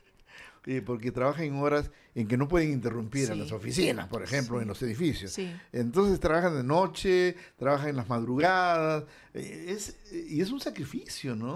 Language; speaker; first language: Spanish; native; Spanish